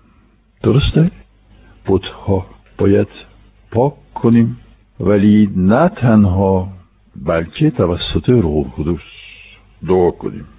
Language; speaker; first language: Persian; non-native, fluent; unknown